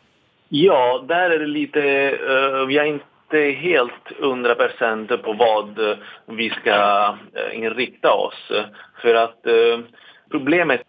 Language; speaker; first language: Swedish; non-native, fluent; Italian